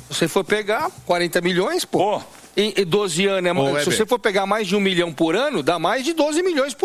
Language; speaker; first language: Portuguese; native; Portuguese